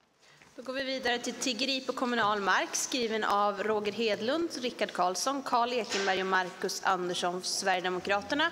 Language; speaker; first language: Swedish; native; Swedish